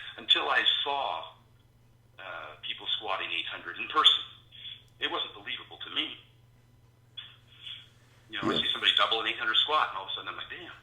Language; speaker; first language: English; native; English